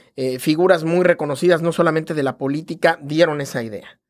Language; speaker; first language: Spanish; native; Spanish